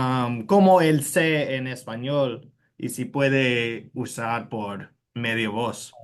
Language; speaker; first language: Spanish; non-native, fluent; English